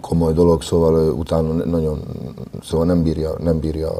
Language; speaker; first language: Hungarian; non-native, fluent; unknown